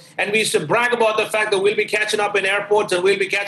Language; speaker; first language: English; non-native, local second language; Malayalam